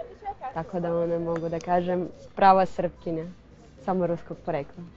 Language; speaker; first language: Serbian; non-native, fluent; Russian